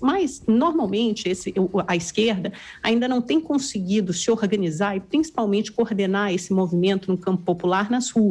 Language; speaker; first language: Portuguese; native; Portuguese